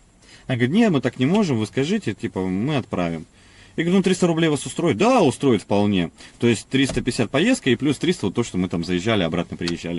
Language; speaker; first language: Russian; native; Russian